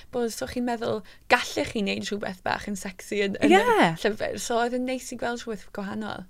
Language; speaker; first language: Welsh; non-native, local second language; English